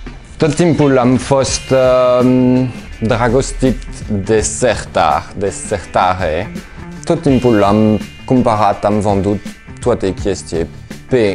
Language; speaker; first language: Romanian; non-native, learner; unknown